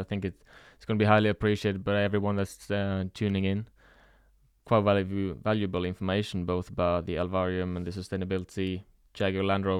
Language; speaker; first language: English; non-native, fluent; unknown